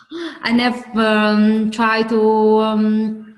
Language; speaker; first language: English; non-native, learner; Vietnamese